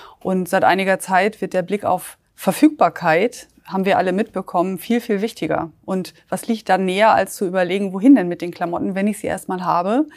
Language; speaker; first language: German; native; German